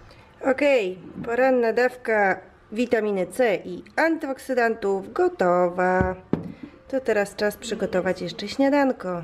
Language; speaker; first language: Polish; native; Polish